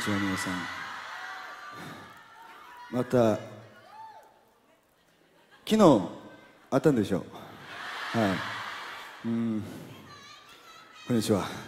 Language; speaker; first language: Japanese; non-native, fluent; Korean